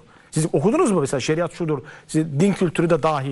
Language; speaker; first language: Turkish; native; Turkish